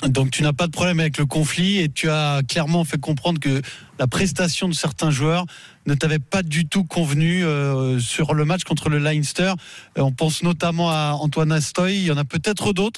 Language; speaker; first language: French; native; French